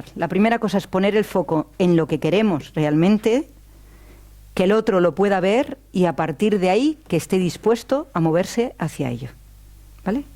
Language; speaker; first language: Spanish; native; Spanish